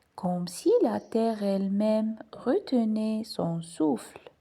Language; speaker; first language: French; non-native, local second language; Arabic